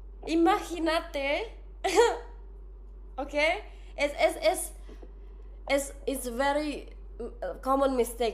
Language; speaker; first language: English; non-native, fluent; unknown